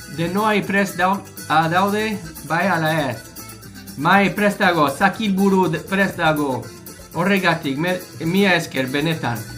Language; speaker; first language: Basque; non-native, learner; English